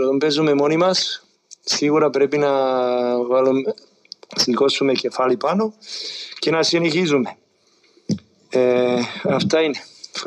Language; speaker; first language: Greek; non-native, fluent; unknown